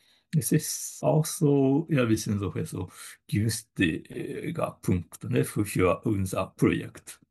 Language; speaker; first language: German; non-native, fluent; Japanese